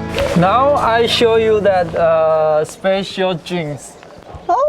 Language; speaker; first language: English; non-native, learner; Chinese